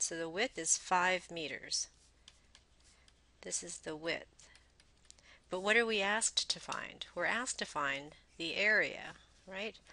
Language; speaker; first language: English; native; English